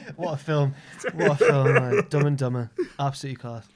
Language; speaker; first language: English; native; English